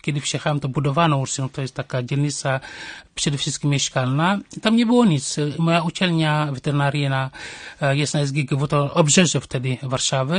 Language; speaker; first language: Polish; non-native, fluent; Wolof